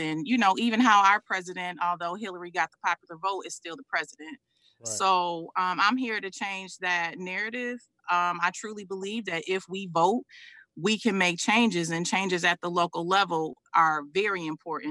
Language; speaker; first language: English; native; English